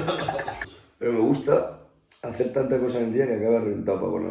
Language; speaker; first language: Spanish; native; Spanish